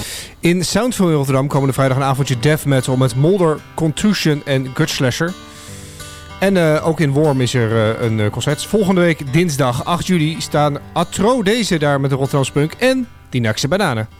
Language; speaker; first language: Dutch; native; Dutch